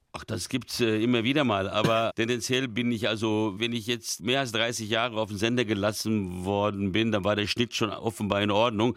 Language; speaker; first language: German; early bilingual, other home language; Hungarian